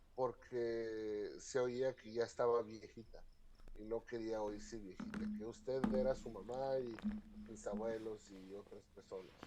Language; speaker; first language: Spanish; early bilingual, heritage; Spanish